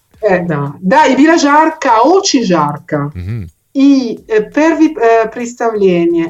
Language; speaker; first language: Russian; non-native, learner; Italian